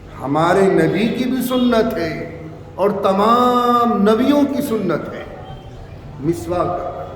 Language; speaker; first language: Urdu; native; Urdu